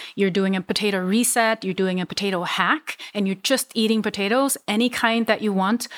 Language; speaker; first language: English; non-native, fluent; Vietnamese